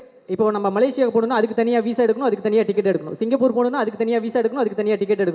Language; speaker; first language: Tamil; native; Tamil